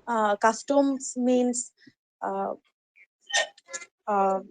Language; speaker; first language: English; non-native, learner; Bangla